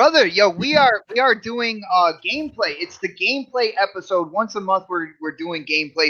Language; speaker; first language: English; native; English